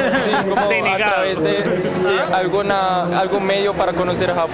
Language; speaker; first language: Spanish; non-native, learner; Japanese